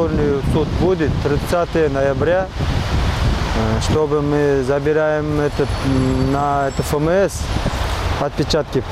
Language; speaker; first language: Russian; non-native, learner; Uzbek